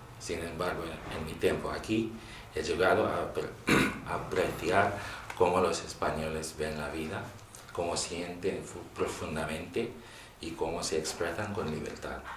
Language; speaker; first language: Spanish; non-native, fluent; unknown